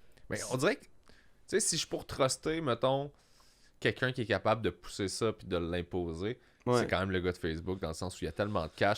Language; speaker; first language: French; native; French